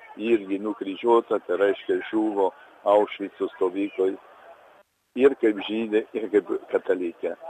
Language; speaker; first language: Lithuanian; early bilingual, heritage; Lithuanian